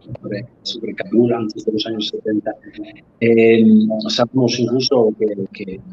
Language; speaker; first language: Spanish; non-native, fluent; Polish